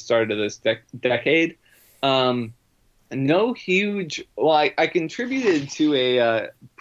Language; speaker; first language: English; native; English